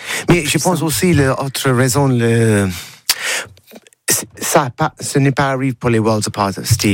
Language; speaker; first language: French; non-native, learner; English